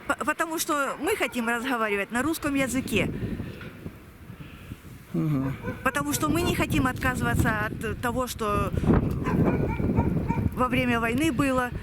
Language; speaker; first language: Russian; native; Russian